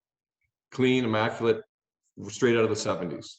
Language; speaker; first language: English; native; English